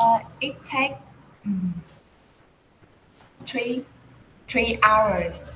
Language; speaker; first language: English; non-native, learner; Vietnamese